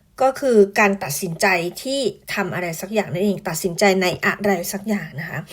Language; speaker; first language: Thai; native; Thai